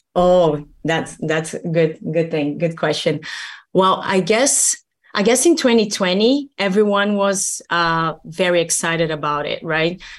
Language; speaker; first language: English; non-native, fluent; Portuguese